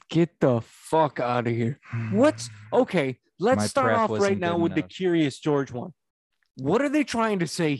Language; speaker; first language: English; native; English